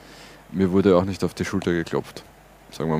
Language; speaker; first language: German; native; German